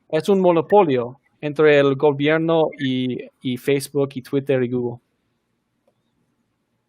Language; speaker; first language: Spanish; early bilingual, heritage; Spanish